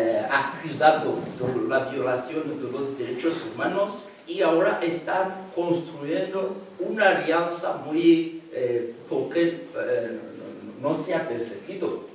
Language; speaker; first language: Spanish; non-native, fluent; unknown